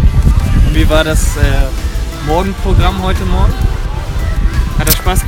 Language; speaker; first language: German; native; German